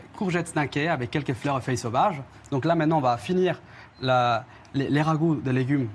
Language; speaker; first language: French; non-native, fluent; Spanish